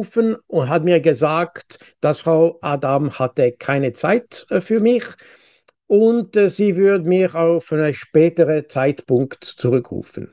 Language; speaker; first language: German; non-native, local second language; French